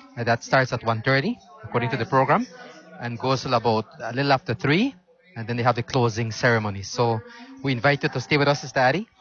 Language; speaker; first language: English; non-native, local second language; Spanish